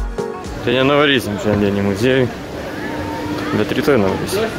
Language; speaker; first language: Lithuanian; native; Lithuanian